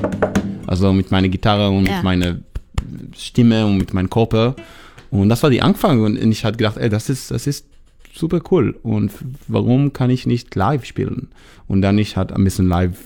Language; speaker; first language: German; non-native, learner; Hebrew